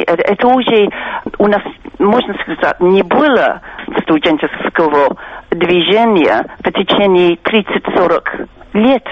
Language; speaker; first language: Russian; non-native, fluent; English